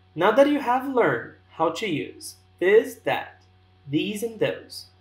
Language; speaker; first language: English; non-native, fluent; Portuguese